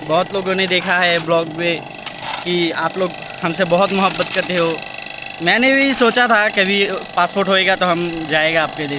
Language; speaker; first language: Hindi; non-native, learner; Bangla